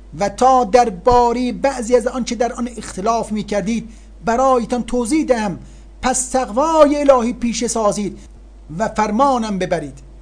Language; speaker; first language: Persian; native; Persian